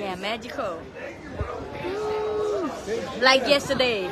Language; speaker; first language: English; non-native, learner; Thai